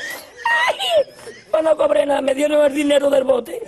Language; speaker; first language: Spanish; native; Spanish